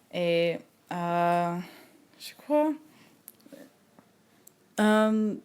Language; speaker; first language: French; non-native, learner; English